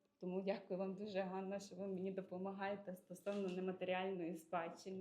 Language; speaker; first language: Ukrainian; native; Ukrainian